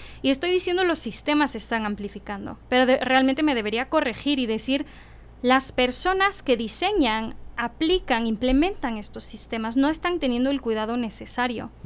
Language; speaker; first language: Spanish; early bilingual, heritage; Spanish